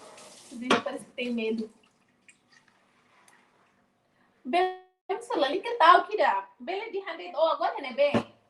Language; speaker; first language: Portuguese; non-native, local second language; Tetum